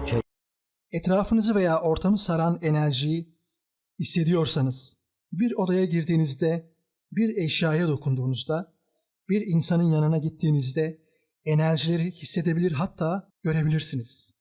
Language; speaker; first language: Turkish; native; Turkish